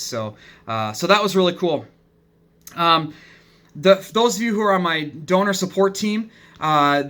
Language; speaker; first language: English; native; English